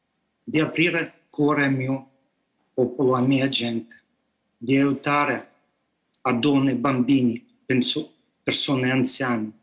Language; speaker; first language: Italian; non-native, fluent; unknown